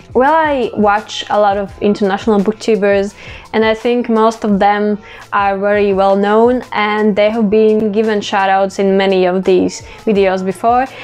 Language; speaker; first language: English; non-native, fluent; Latvian